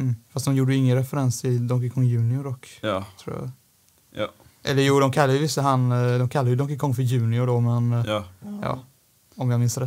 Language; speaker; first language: Swedish; native; Swedish